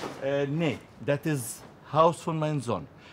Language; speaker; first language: Dutch; non-native, learner; Arabic